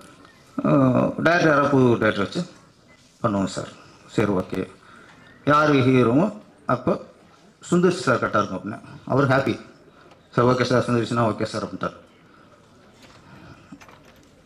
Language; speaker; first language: Tamil; native; Tamil